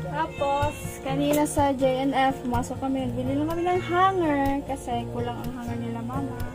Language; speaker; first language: Filipino; non-native, local second language; Cebuano